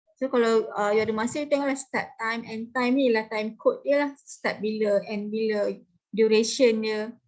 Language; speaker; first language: Malay; native; Malay